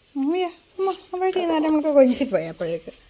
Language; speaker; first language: Malayalam; native; Malayalam